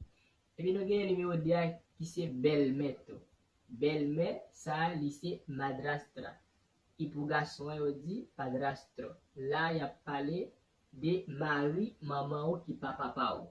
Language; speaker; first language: French; non-native, learner; Haitian Creole